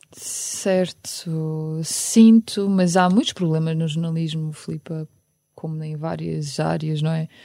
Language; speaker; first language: Portuguese; early bilingual, other home language; Ukrainian